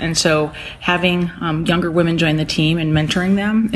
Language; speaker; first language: English; native; English